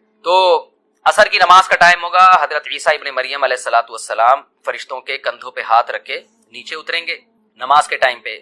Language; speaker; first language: Urdu; native; Urdu